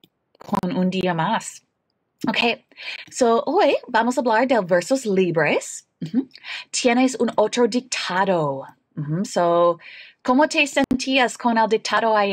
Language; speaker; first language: Spanish; non-native, learner; English